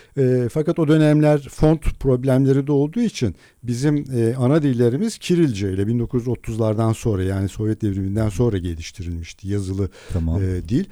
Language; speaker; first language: Turkish; non-native, local second language; Adyghe